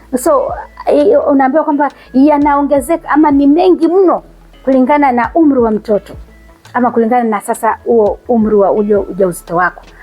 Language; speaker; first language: Swahili; non-native, local second language; Kikuyu